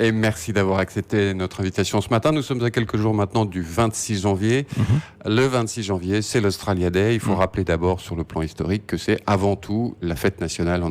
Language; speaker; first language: French; native; French